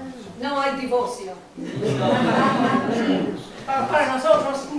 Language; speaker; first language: Spanish; non-native, learner; English